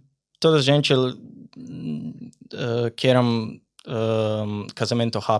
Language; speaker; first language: Portuguese; non-native, fluent; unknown